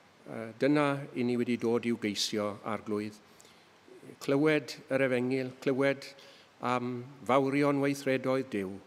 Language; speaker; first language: Welsh; native; Welsh